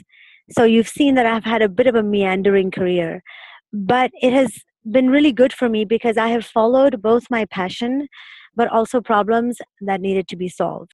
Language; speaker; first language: English; non-native, local second language; Urdu